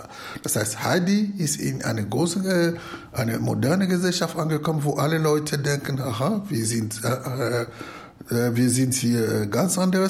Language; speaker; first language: German; non-native, fluent; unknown